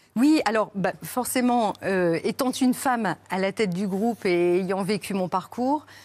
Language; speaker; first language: French; native; French